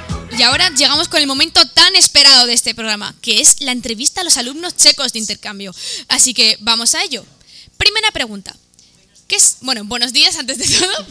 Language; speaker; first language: Spanish; native; Spanish